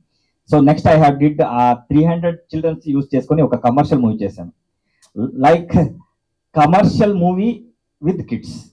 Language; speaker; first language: Telugu; non-native, learner; Kannada